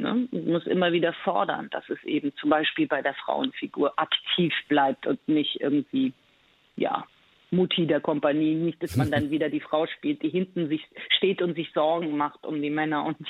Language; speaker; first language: German; early bilingual, other home language; Persian